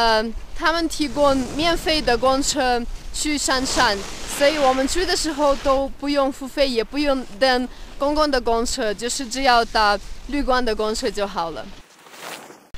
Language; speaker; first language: Chinese; non-native, fluent; Russian